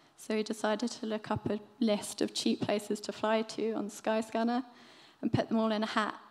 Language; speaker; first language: English; native; English